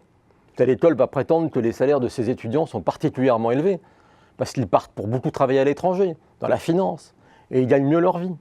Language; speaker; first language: French; native; French